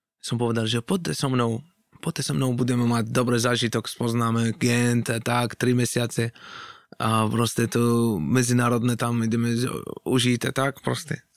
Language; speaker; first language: Slovak; non-native, fluent; Arabic